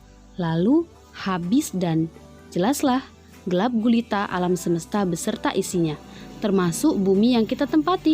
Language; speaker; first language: Indonesian; native; Indonesian